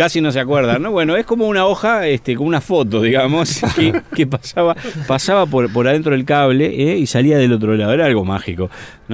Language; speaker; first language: Spanish; native; Spanish